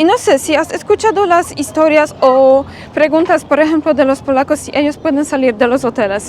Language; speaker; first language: Spanish; non-native, fluent; Polish